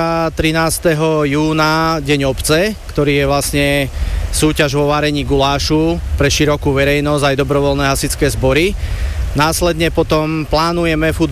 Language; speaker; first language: Slovak; native; Slovak